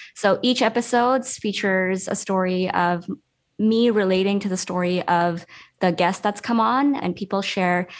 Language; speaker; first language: English; early bilingual, other home language; Urdu